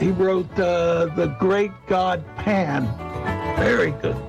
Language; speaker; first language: English; native; English